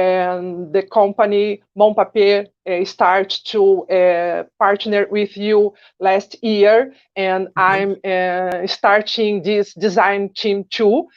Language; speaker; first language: English; non-native, learner; Portuguese